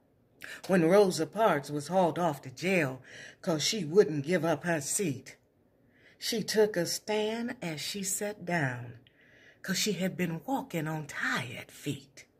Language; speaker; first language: English; native; English